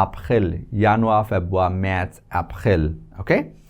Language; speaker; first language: German; non-native, fluent; Hindi